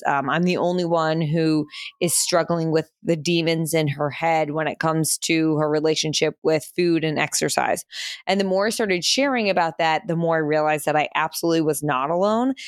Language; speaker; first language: English; native; English